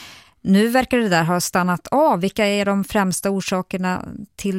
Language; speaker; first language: Swedish; native; Swedish